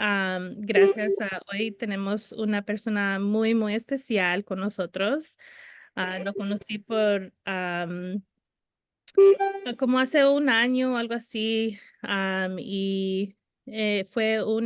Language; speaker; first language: Spanish; early bilingual, heritage; Spanish